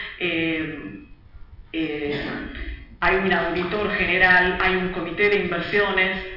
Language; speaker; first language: Spanish; early bilingual, other home language; Italian